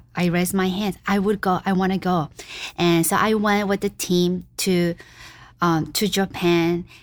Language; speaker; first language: English; non-native, fluent; Japanese